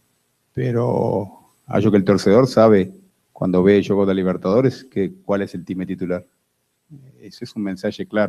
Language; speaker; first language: Spanish; non-native, fluent; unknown